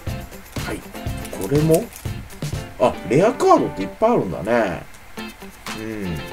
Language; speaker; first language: Japanese; native; Japanese